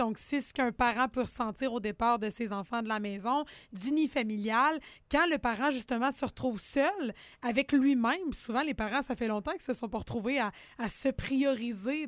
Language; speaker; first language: French; native; French